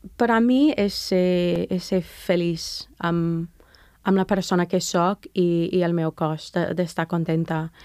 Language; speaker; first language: Catalan; non-native, fluent; English